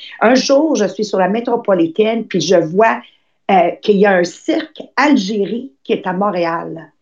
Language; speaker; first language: French; native; French